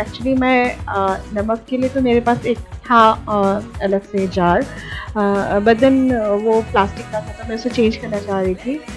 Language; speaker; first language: Hindi; non-native, local second language; Assamese